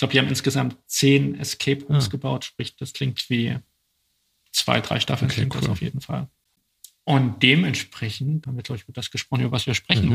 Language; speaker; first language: German; native; German